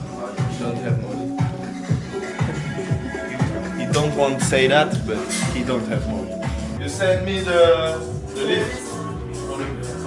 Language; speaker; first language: English; non-native, learner; French